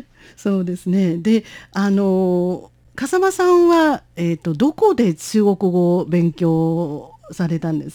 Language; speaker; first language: Japanese; non-native, fluent; Chinese